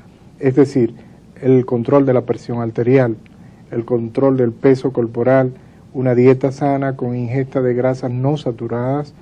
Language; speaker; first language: Spanish; native; Spanish